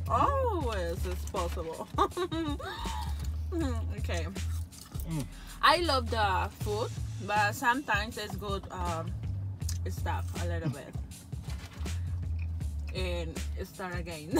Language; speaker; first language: English; non-native, learner; Spanish